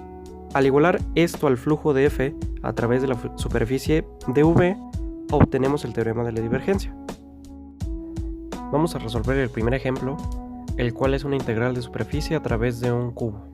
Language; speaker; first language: Spanish; native; Spanish